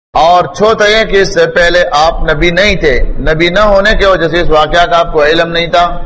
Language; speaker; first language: Urdu; non-native, local second language; Pashto